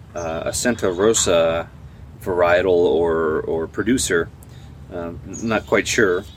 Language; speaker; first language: English; native; English